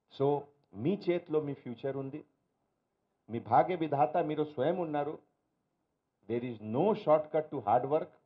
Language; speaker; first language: Telugu; non-native, local second language; Hindi